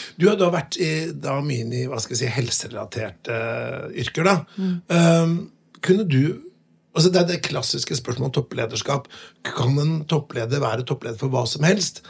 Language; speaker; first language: Norwegian; native; Norwegian